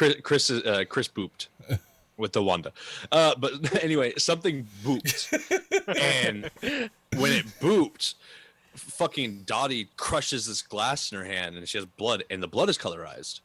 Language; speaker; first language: English; native; English